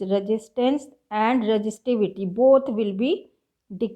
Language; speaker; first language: English; non-native, local second language; Hindi